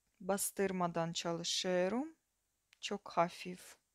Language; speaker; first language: Turkish; non-native, fluent; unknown